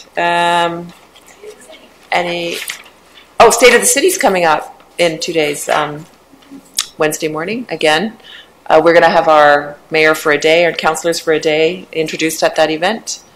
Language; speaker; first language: English; native; English